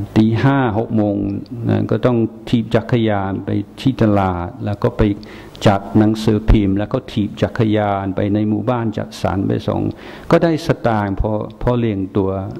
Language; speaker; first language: Thai; non-native, fluent; English